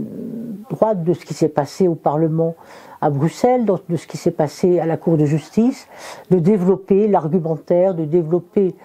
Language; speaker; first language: French; native; French